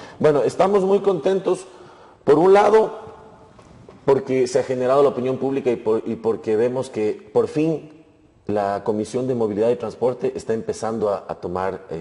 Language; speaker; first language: Spanish; native; Spanish